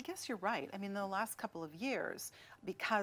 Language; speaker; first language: English; native; English